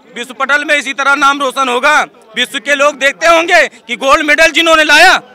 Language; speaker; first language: Hindi; native; Hindi